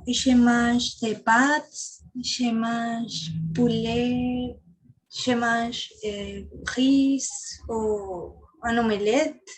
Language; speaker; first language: French; non-native, learner; Spanish